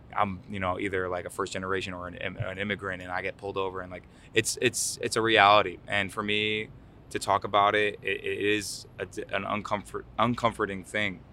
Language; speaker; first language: English; early bilingual, other home language; Arabic